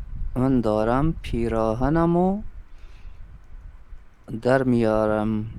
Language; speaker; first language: Persian; non-native, learner; Urdu